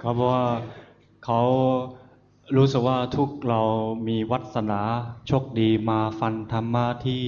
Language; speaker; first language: Thai; non-native, fluent; Chinese